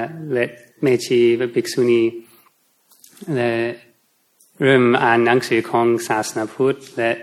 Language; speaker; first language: Thai; non-native, fluent; English